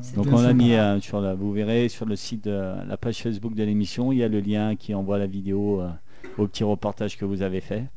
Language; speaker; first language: French; native; French